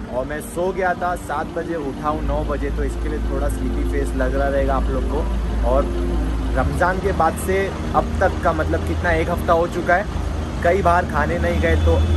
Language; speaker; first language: Hindi; native; Hindi